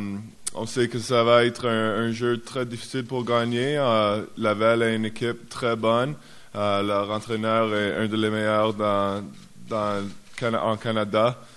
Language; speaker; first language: French; non-native, learner; English